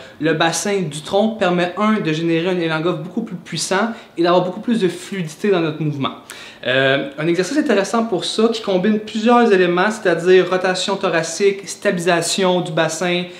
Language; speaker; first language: French; native; French